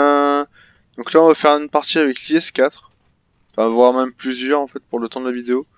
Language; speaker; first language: French; native; French